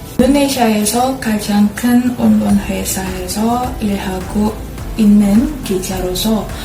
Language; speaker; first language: Korean; non-native, fluent; Indonesian